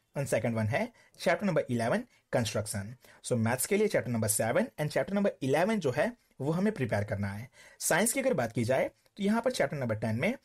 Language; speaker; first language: Hindi; non-native, local second language; Gujarati